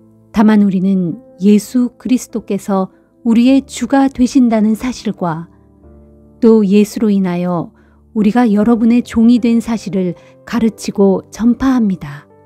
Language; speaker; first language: Korean; native; Korean